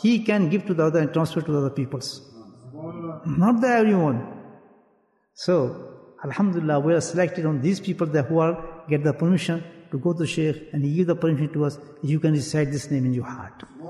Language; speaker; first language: English; non-native, local second language; Urdu